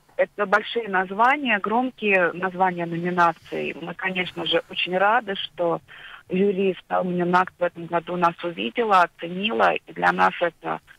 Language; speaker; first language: Russian; native; Russian